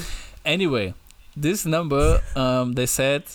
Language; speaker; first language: English; non-native, fluent; German